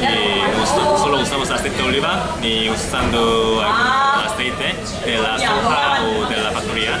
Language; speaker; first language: Spanish; non-native, learner; Korean